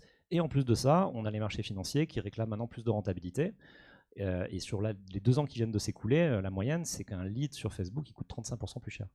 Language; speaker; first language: French; native; French